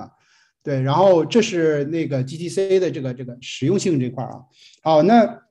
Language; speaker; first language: Chinese; native; Chinese